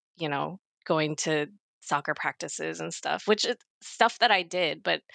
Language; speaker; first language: English; native; English